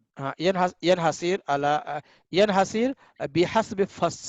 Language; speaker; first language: Arabic; non-native, fluent; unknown